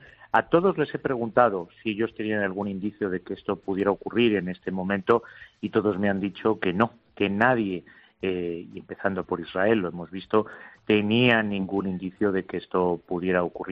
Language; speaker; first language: Spanish; native; Spanish